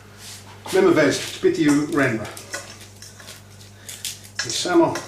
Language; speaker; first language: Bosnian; non-native, learner; English